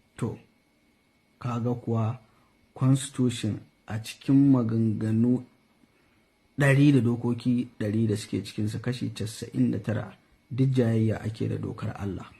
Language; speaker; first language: Hausa; native; Hausa